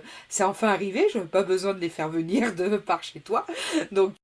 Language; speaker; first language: French; native; French